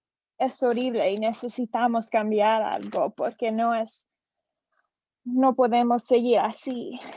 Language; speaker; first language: Spanish; non-native, learner; English